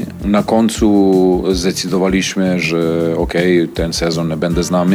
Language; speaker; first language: Polish; non-native, fluent; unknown